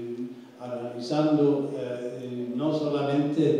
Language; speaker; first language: Spanish; non-native, fluent; Swedish